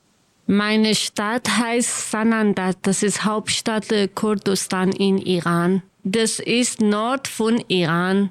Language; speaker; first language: German; non-native, learner; Kurdish